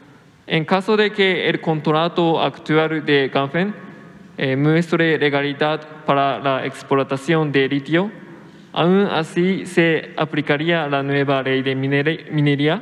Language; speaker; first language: Spanish; non-native, fluent; Japanese